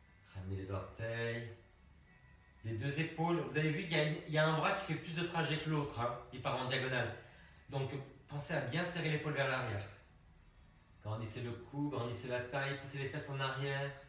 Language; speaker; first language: French; native; French